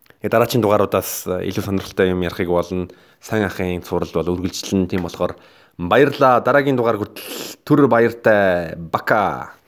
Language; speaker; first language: Mongolian; native; Mongolian